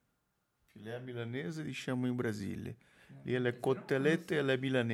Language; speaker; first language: Italian; non-native, fluent; Portuguese